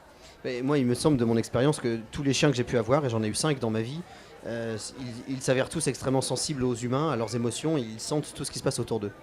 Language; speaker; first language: French; native; French